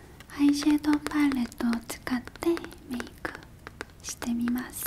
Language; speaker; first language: Japanese; non-native, fluent; Korean